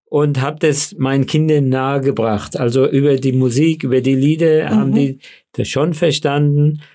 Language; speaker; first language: German; non-native, local second language; Yiddish